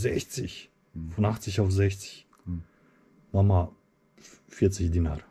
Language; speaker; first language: German; non-native, fluent; Bosnian